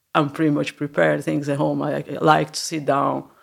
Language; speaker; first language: English; non-native, learner; Portuguese